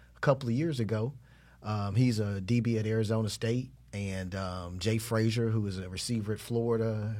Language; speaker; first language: English; native; English